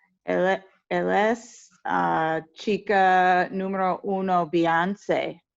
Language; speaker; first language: Spanish; non-native, learner; English